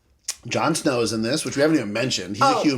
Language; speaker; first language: English; native; English